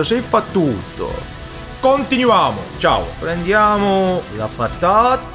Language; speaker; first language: Italian; non-native, learner; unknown